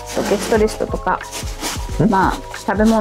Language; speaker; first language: Japanese; non-native, learner; English